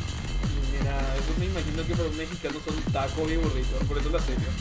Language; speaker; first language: Spanish; native; Spanish